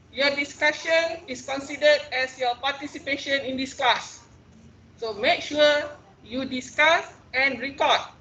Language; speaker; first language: English; non-native, local second language; Malay